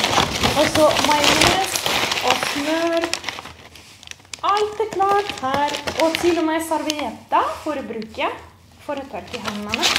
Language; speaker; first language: Norwegian; non-native, fluent; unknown